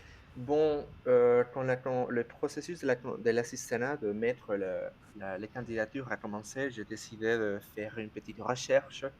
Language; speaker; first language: French; non-native, fluent; Spanish